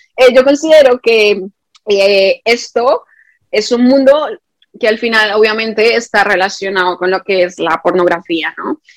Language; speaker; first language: Spanish; native; Spanish